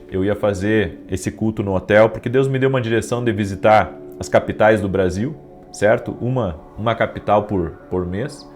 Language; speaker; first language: Portuguese; native; Portuguese